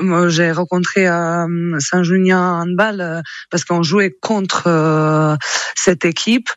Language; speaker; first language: French; non-native, fluent; Croatian